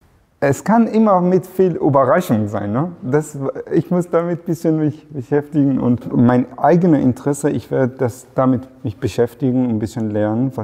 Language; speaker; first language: German; non-native, fluent; Persian